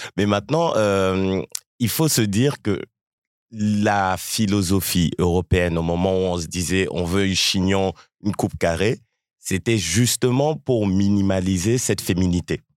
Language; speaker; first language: French; early bilingual, other home language; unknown